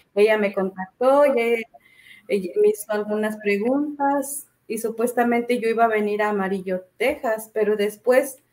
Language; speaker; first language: Spanish; native; Spanish